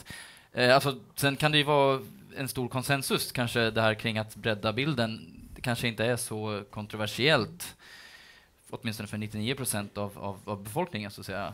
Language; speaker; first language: Swedish; native; Swedish